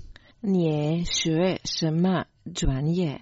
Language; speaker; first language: Chinese; non-native, learner; Croatian